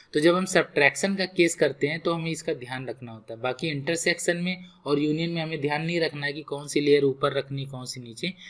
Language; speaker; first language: Hindi; native; Hindi